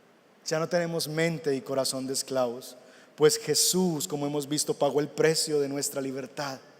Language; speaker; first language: Spanish; native; Spanish